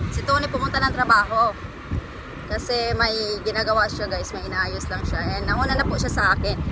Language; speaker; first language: Filipino; native; Filipino